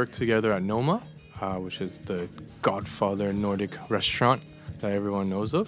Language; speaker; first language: English; native; English